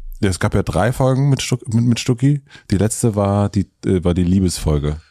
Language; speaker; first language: German; native; German